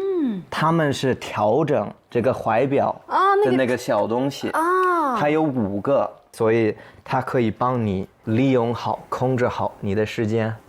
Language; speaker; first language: Chinese; non-native, fluent; English